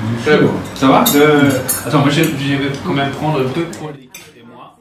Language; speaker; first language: French; non-native, fluent; German